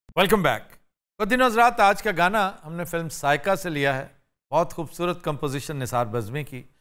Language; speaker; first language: Urdu; non-native, local second language; Punjabi